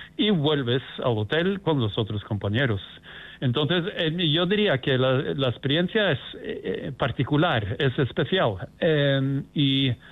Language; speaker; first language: Spanish; non-native, fluent; Norwegian